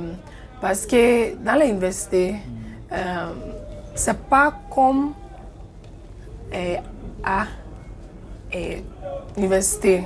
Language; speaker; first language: French; non-native, learner; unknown